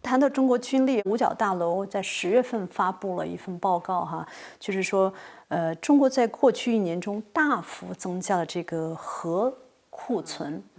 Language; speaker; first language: Chinese; native; Chinese